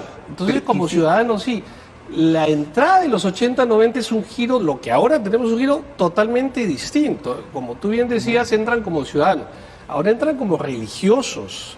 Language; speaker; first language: Spanish; native; Spanish